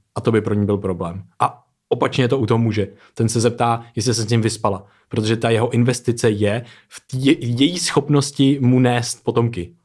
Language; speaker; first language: Czech; native; Czech